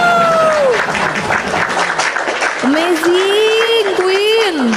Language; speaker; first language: English; non-native, learner; Indonesian